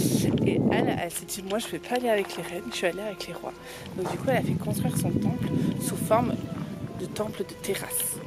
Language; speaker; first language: French; native; French